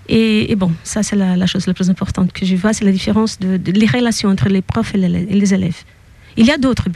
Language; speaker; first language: French; non-native, fluent; Portuguese